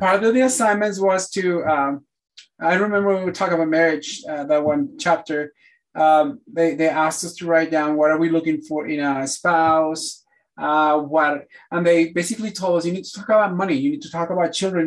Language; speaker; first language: English; non-native, fluent; Spanish